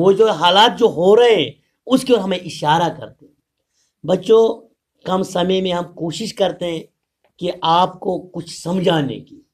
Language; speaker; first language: Urdu; non-native, local second language; Kashmiri